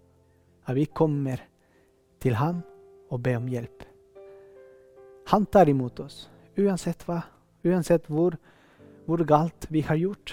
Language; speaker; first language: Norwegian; non-native, fluent; Spanish